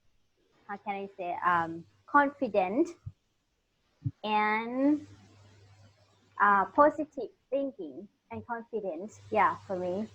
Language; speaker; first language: English; non-native, learner; Thai